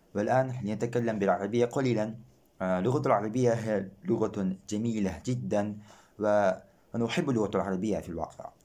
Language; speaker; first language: Arabic; non-native, fluent; Kazakh